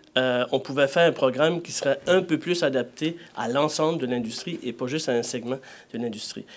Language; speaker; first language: French; native; French